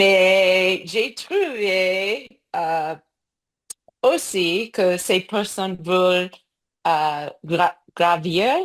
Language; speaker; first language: French; non-native, learner; English